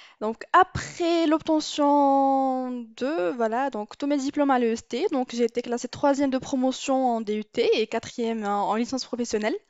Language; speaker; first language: French; non-native, local second language; Arabic